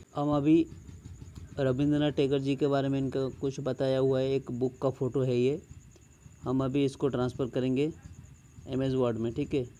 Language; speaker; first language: Hindi; non-native, local second language; Bangla